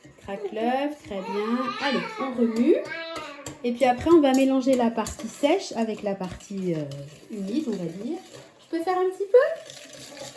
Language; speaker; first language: French; native; French